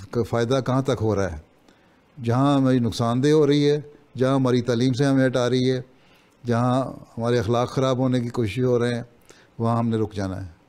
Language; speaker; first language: Urdu; native; Urdu